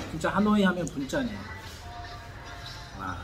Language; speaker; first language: Korean; native; Korean